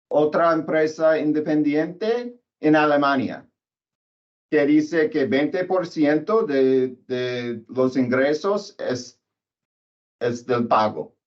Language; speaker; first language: Spanish; non-native, learner; English